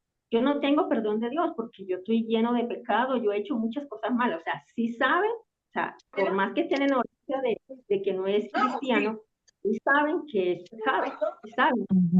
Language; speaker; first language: Spanish; native; Spanish